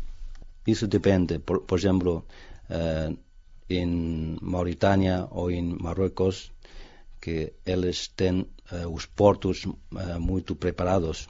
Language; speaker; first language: Portuguese; non-native, fluent; Chinese